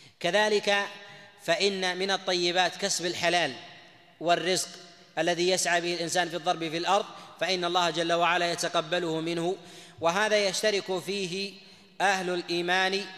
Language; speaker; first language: Arabic; native; Arabic